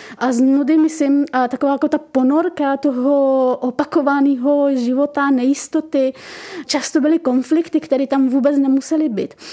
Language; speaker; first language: Czech; early bilingual, other home language; Persian